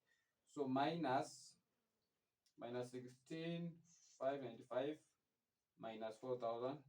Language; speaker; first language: English; non-native, local second language; Swahili